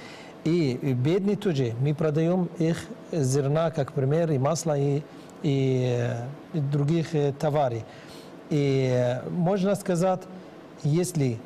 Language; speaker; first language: Russian; non-native, learner; Arabic